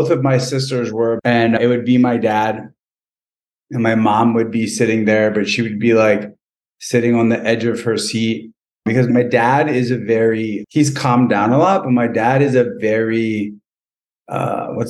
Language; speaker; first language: English; native; English